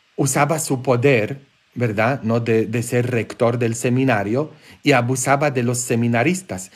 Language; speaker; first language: Spanish; non-native, fluent; Polish